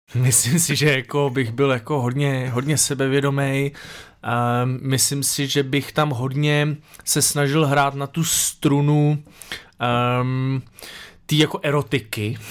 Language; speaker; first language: Czech; native; Czech